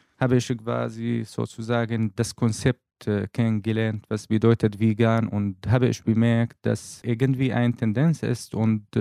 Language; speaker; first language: German; non-native, learner; Arabic